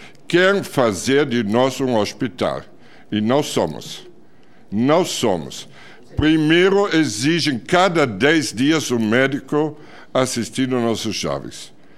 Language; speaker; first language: Portuguese; non-native, fluent; German